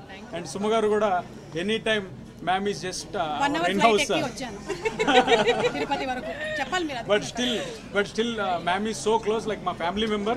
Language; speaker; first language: Telugu; native; Telugu